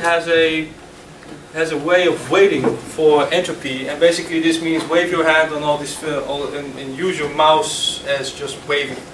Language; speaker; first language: English; non-native, fluent; Dutch